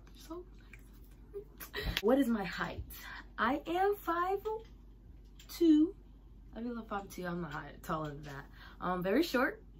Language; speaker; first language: English; native; English